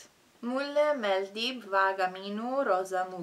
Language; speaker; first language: Estonian; non-native, learner; Italian